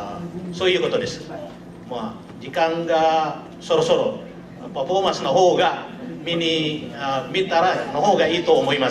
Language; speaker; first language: Japanese; non-native, learner; Indonesian